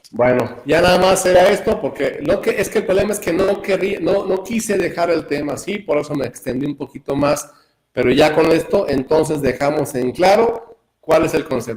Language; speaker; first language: Spanish; native; Spanish